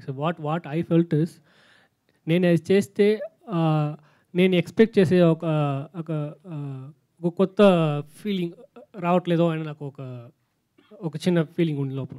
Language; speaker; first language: Telugu; non-native, learner; Tamil